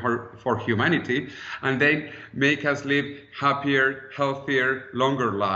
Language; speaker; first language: English; non-native, fluent; Spanish